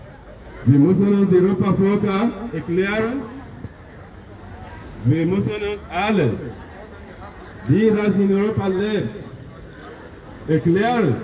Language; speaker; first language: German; non-native, learner; Igbo